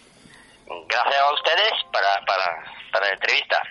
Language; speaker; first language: Spanish; non-native, fluent; Italian